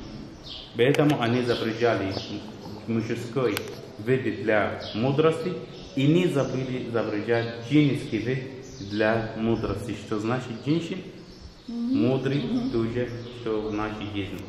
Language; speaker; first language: Russian; non-native, fluent; Arabic